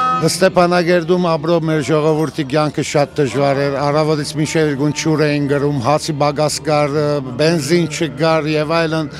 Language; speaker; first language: Armenian; early bilingual, heritage; Armenian